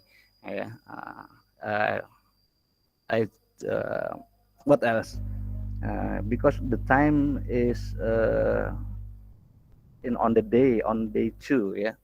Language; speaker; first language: English; non-native, local second language; Indonesian